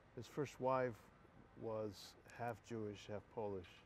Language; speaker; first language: English; non-native, fluent; Polish